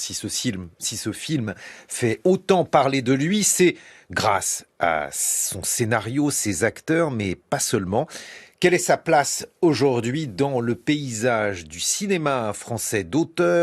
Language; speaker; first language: French; native; French